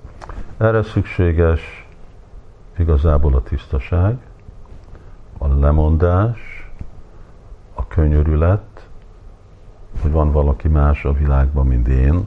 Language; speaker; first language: Hungarian; early bilingual, heritage; Hungarian